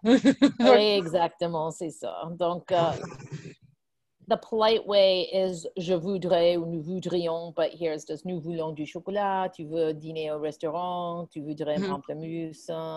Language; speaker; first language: French; non-native, fluent; English